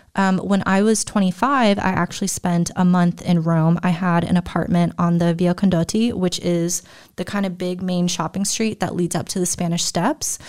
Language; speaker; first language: English; early bilingual, other home language; German